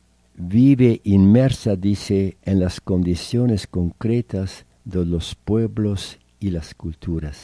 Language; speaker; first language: Spanish; non-native, fluent; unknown